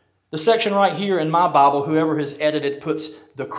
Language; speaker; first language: English; native; English